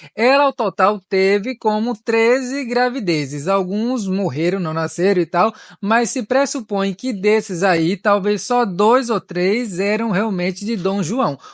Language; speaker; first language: Portuguese; native; Portuguese